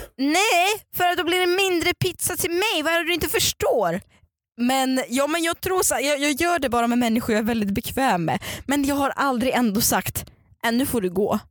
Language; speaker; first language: Swedish; native; Swedish